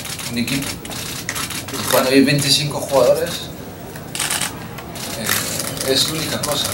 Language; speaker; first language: Spanish; non-native, fluent; French